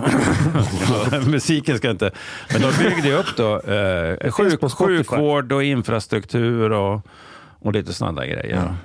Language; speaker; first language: Swedish; native; Swedish